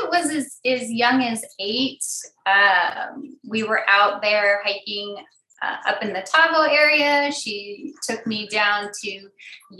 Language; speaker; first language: English; native; English